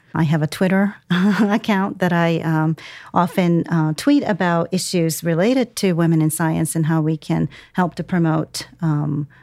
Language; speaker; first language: English; non-native, fluent; Japanese